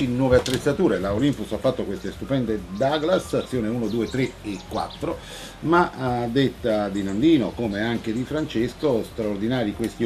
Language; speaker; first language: Italian; native; Italian